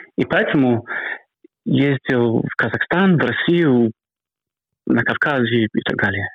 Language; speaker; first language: Russian; non-native, fluent; English